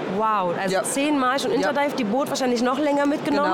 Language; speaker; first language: German; native; German